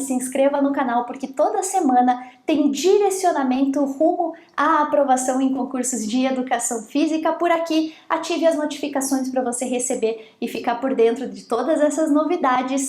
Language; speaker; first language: Portuguese; native; Portuguese